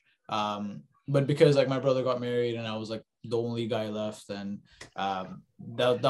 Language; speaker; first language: English; native; English